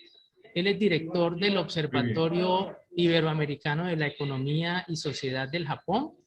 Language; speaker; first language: Spanish; native; Spanish